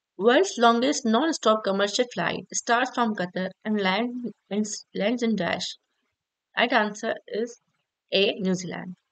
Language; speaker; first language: English; non-native, local second language; Urdu